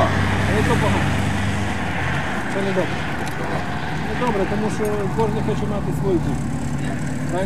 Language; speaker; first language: Ukrainian; native; Ukrainian